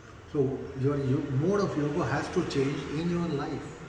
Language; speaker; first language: English; non-native, fluent; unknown